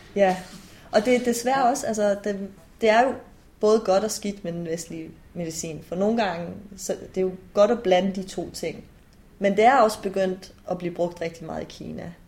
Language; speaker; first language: Danish; early bilingual, other home language; Persian